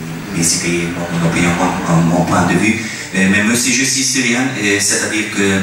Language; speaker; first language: French; non-native, fluent; Hungarian